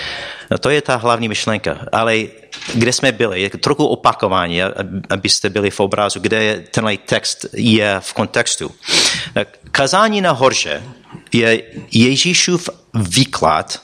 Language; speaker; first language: Czech; non-native, fluent; English